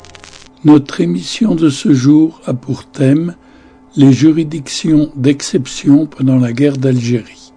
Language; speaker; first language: French; native; French